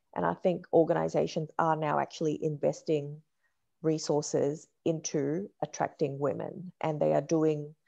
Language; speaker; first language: English; native; English